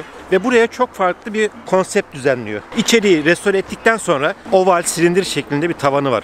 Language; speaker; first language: Turkish; native; Turkish